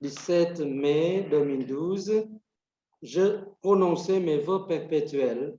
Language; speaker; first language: French; non-native, fluent; Vietnamese